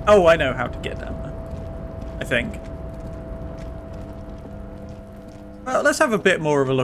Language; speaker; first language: English; native; English